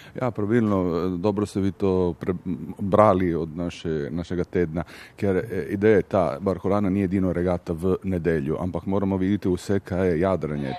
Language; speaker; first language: Slovenian; non-native, local second language; Italian